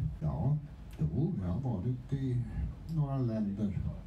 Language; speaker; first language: Swedish; native; Swedish